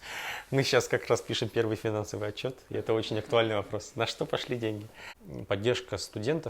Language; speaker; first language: Russian; native; Russian